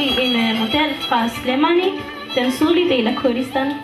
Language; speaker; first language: Danish; early bilingual, other home language; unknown